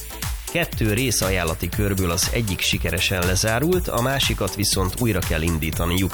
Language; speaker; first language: Hungarian; native; Hungarian